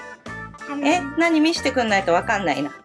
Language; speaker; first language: Japanese; native; Japanese